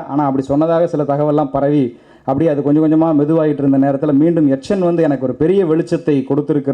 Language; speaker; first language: Tamil; native; Tamil